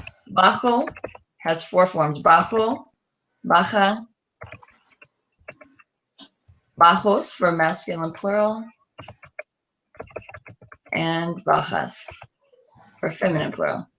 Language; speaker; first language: Spanish; non-native, learner; English